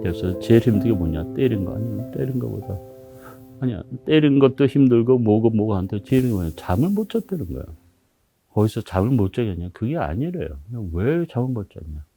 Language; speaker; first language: Korean; early bilingual, heritage; Korean